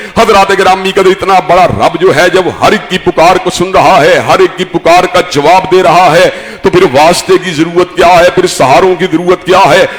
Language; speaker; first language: Urdu; non-native, local second language; Punjabi